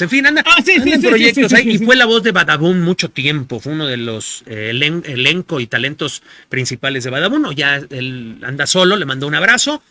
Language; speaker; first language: Spanish; native; Spanish